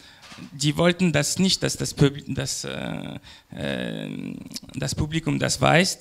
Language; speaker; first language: German; non-native, learner; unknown